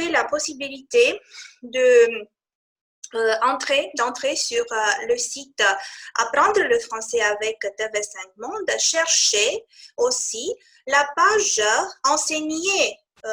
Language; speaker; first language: French; non-native, fluent; Romanian